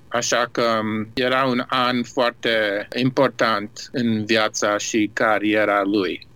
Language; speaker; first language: Romanian; early bilingual, heritage; Romanian